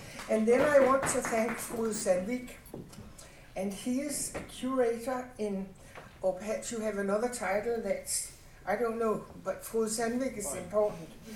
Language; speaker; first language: English; non-native, fluent; Danish